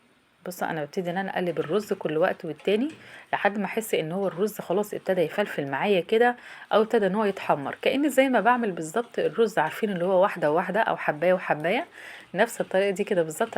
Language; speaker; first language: Arabic; native; Arabic